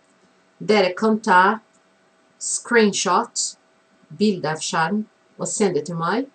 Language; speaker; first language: Norwegian; non-native, fluent; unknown